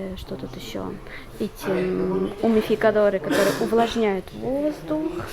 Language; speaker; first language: Russian; native; Russian